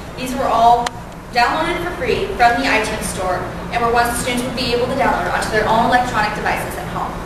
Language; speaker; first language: English; native; English